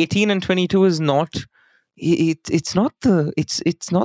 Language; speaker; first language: English; non-native, local second language; Hindi